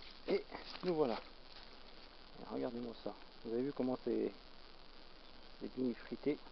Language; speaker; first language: French; native; French